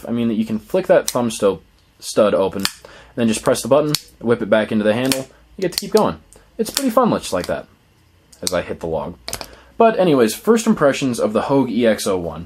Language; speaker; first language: English; native; English